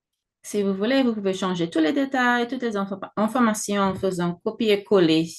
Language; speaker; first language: French; non-native, fluent; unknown